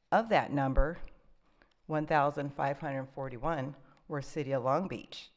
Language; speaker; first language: English; native; English